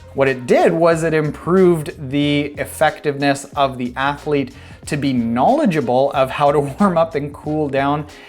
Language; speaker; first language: English; native; English